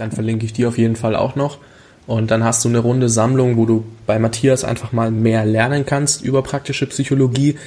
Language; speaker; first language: German; native; German